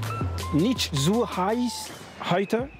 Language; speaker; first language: German; non-native, learner; French